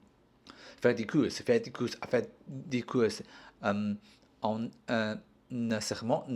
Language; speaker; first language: French; non-native, learner; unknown